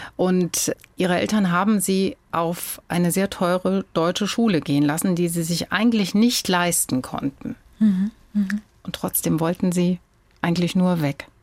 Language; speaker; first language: German; native; German